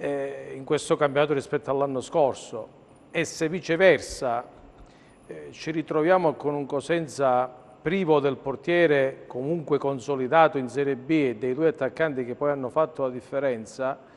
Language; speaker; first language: Italian; native; Italian